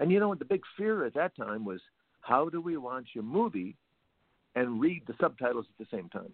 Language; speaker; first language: English; native; English